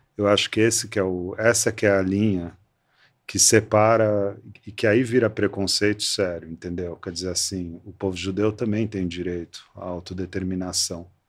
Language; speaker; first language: Portuguese; early bilingual, other home language; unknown